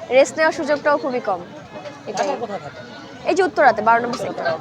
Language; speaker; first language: Bangla; native; Bangla